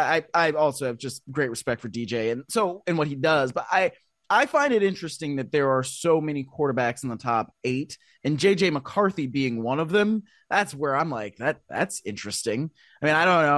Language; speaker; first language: English; native; English